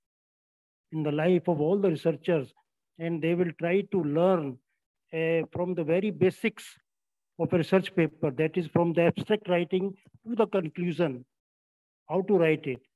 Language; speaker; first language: English; non-native, local second language; Hindi